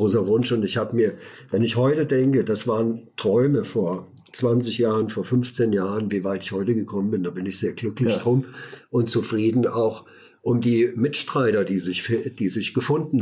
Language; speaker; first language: German; native; German